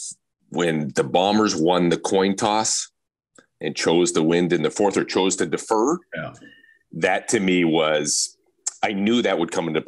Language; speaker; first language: English; native; English